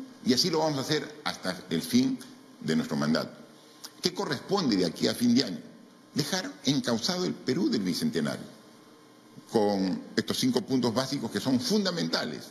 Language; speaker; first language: Spanish; native; Spanish